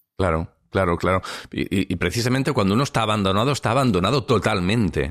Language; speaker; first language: Spanish; non-native, local second language; Catalan